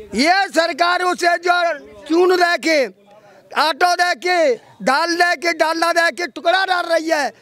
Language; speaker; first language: Hindi; native; Hindi